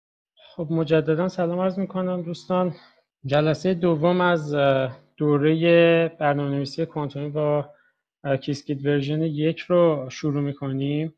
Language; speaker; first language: Persian; native; Persian